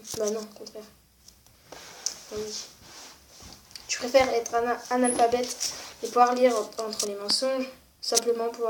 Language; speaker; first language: French; native; French